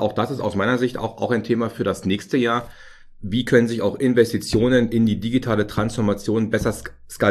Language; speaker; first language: German; native; German